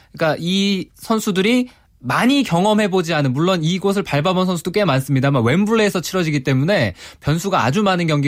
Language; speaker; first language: Korean; native; Korean